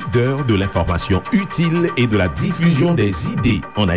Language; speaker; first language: French; non-native, local second language; Haitian Creole